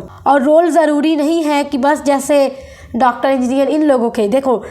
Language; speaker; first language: Hindi; native; Hindi